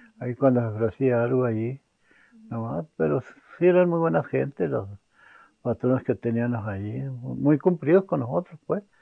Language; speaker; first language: Spanish; native; Spanish